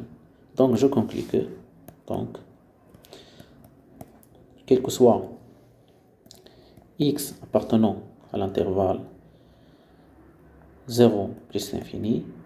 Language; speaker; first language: French; non-native, local second language; Arabic